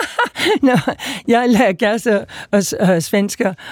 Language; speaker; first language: Danish; non-native, fluent; English